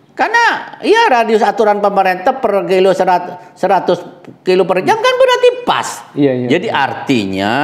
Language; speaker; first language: Indonesian; native; Indonesian